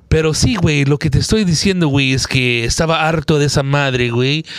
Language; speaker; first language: Spanish; early bilingual, other home language; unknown